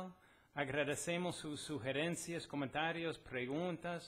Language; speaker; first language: Spanish; non-native, fluent; English